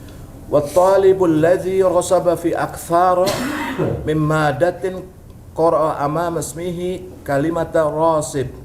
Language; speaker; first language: Arabic; non-native, learner; Indonesian